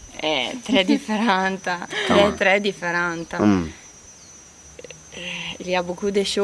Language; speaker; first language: French; non-native, learner; Italian